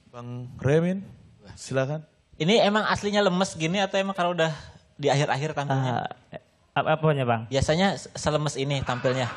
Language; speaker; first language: Indonesian; non-native, local second language; Madurese